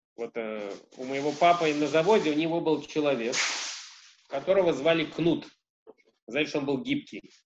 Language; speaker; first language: Russian; early bilingual, heritage; Russian